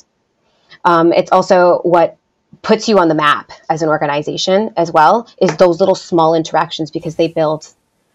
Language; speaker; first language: English; early bilingual, other home language; Spanish